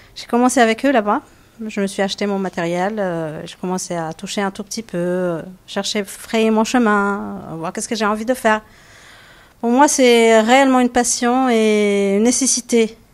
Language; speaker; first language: French; non-native, local second language; Arabic